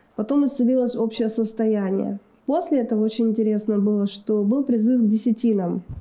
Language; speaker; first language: Russian; native; Russian